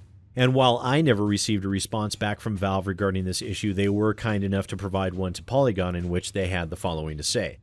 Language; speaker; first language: English; native; English